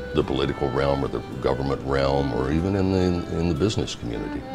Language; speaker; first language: English; native; English